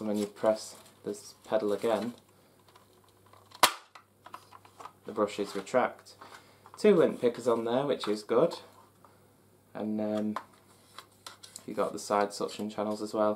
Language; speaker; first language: English; native; English